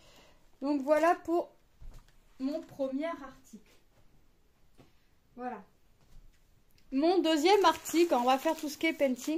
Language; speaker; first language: French; native; French